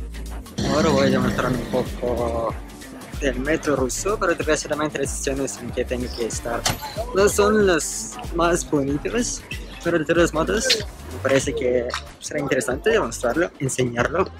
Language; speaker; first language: Spanish; non-native, fluent; Russian